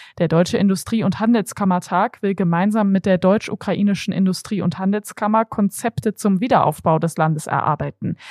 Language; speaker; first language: German; native; German